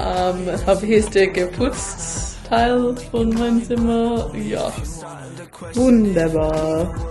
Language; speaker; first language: German; non-native, learner; English